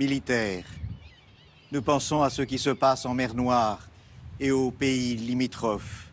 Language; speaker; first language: French; native; French